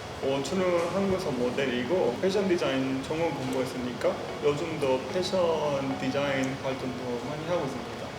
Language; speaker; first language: Korean; non-native, learner; Spanish